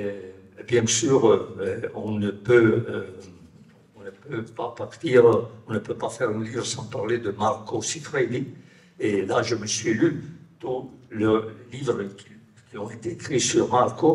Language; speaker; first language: French; non-native, fluent; Italian